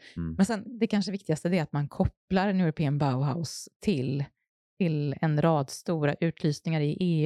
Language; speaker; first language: Swedish; native; Swedish